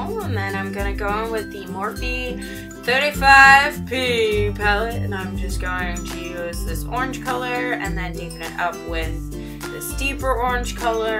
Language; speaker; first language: English; native; English